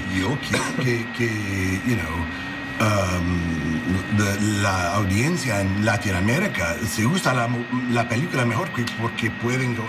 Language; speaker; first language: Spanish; non-native, learner; English